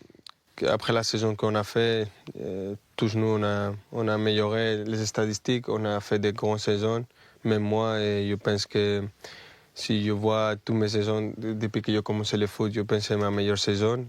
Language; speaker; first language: French; non-native, fluent; Spanish